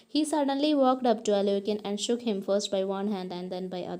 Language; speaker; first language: English; non-native, local second language; Malayalam